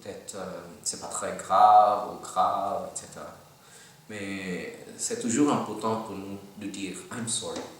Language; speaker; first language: French; non-native, learner; Filipino